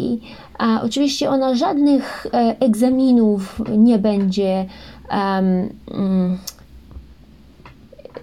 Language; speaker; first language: Polish; early bilingual, heritage; Ukrainian